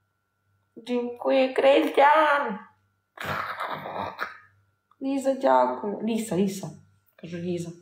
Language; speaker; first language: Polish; non-native, learner; Ukrainian